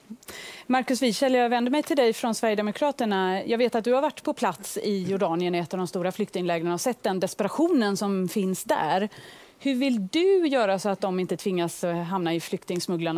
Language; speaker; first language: Swedish; native; Swedish